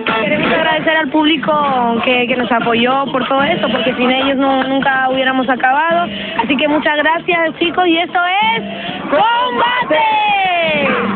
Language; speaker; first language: Spanish; non-native, fluent; Romanian